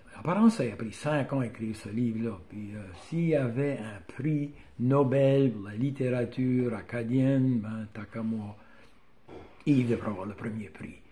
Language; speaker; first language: French; native; French